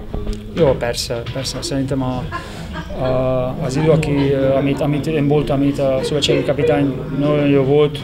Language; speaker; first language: Hungarian; non-native, learner; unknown